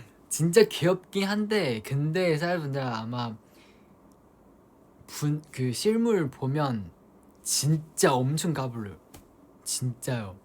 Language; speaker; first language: Korean; non-native, fluent; Chinese